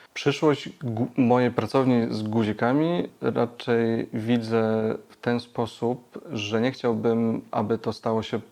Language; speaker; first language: Polish; native; Polish